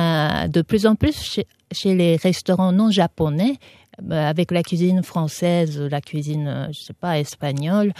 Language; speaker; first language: French; non-native, fluent; Japanese